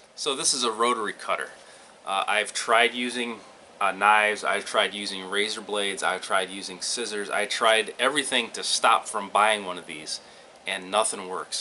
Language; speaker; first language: English; native; English